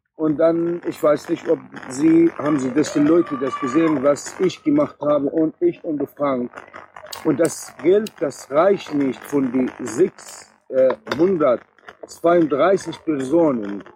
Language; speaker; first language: German; non-native, learner; Arabic